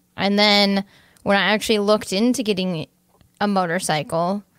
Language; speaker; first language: English; native; English